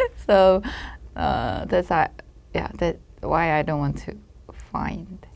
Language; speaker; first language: English; non-native, learner; Korean